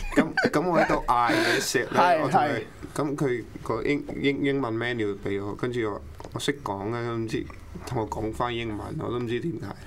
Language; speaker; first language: Cantonese; early bilingual, other home language; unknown